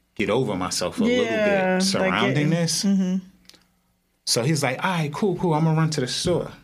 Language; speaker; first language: English; native; English